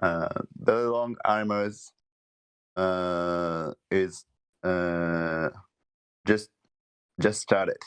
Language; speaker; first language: English; non-native, learner; Japanese